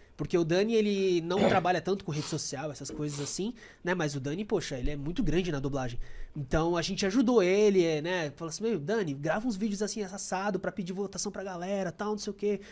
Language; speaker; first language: Portuguese; native; Portuguese